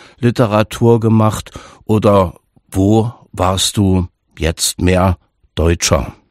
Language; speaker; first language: German; native; German